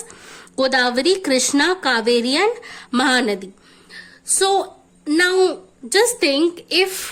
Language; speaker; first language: English; non-native, local second language; Hindi